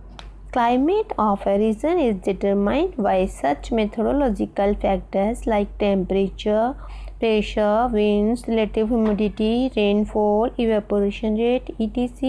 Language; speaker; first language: English; non-native, local second language; Hindi